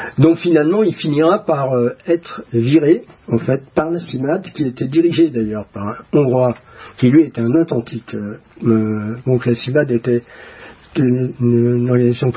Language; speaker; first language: French; native; French